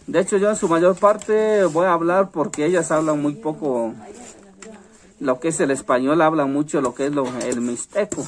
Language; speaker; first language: Spanish; native; Spanish